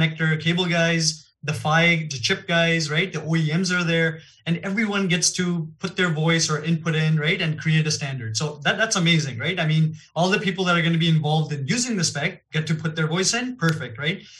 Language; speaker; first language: English; non-native, fluent; Gujarati